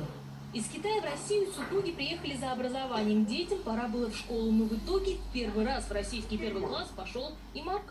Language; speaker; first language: Russian; native; Russian